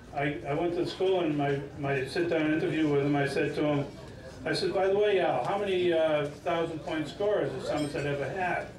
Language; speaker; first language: English; native; English